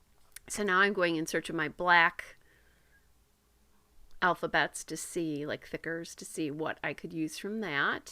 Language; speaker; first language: English; native; English